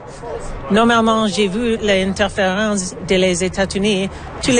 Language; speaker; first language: French; non-native, learner; English